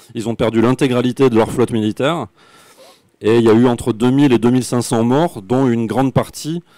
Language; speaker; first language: French; native; French